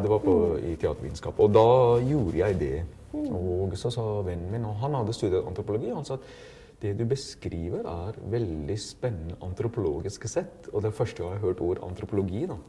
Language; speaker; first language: Norwegian; non-native, fluent; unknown